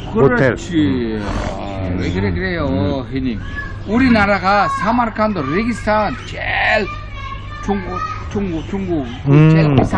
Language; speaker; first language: Korean; non-native, learner; Uzbek